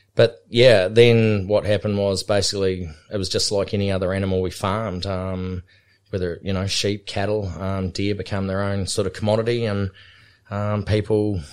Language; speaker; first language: English; native; English